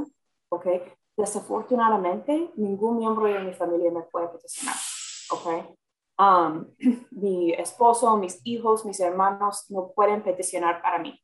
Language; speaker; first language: Spanish; non-native, fluent; English